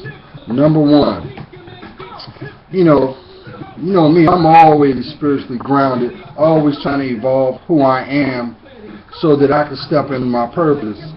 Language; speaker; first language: English; native; English